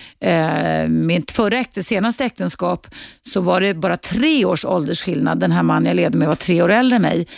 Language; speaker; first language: Swedish; native; Swedish